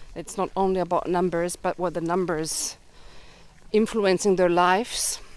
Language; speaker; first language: English; early bilingual, heritage; German